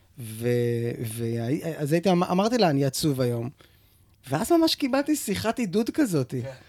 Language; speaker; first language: Hebrew; native; Hebrew